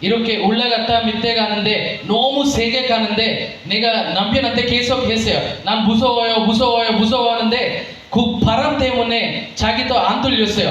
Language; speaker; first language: Korean; non-native, learner; Telugu